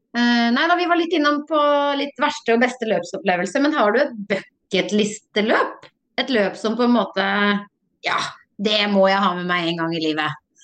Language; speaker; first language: Norwegian; native; Norwegian